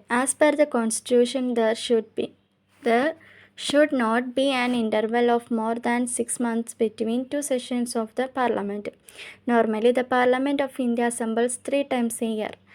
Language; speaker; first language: English; non-native, local second language; Malayalam